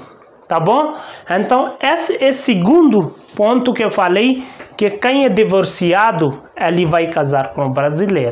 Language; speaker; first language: Portuguese; non-native, learner; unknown